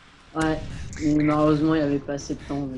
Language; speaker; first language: French; native; French